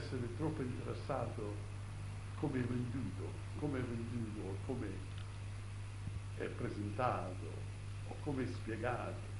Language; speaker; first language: Italian; early bilingual, heritage; Italian